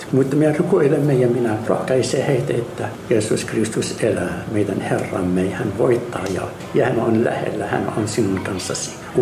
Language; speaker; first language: Finnish; non-native, learner; Arabic